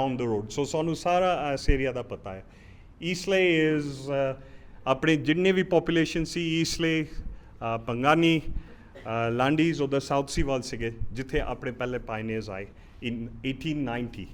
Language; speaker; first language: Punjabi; early bilingual, heritage; Punjabi